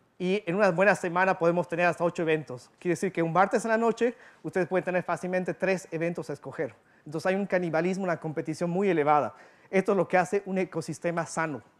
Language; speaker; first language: Spanish; early bilingual, heritage; Spanish